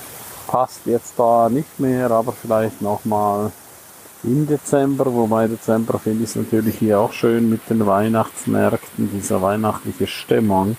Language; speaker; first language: German; native; German